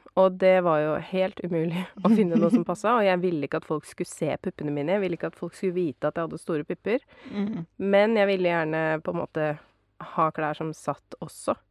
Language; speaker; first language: Norwegian; native; Norwegian